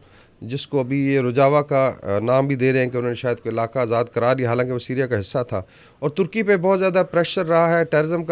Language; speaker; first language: Urdu; native; Urdu